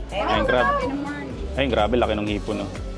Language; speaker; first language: Filipino; native; Filipino